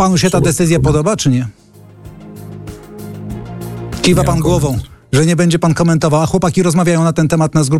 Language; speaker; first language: Polish; native; Polish